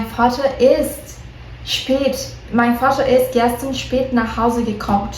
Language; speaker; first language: German; non-native, learner; Portuguese